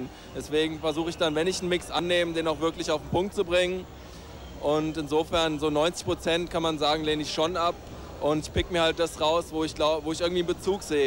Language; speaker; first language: German; native; German